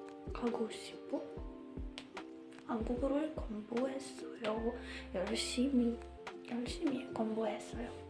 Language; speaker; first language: Korean; non-native, learner; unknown